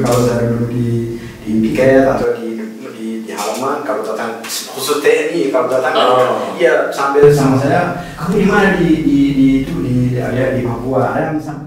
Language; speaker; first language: Indonesian; non-native, fluent; Arabic